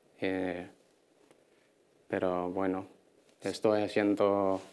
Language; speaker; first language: Spanish; non-native, learner; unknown